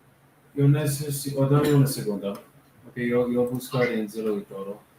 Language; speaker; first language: Spanish; non-native, learner; English